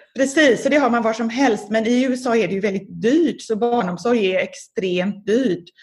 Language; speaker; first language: Swedish; native; Swedish